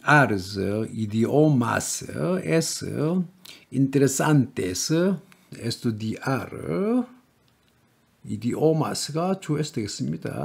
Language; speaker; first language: Spanish; non-native, learner; Korean